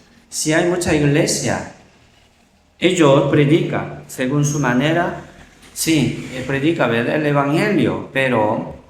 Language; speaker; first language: Spanish; non-native, learner; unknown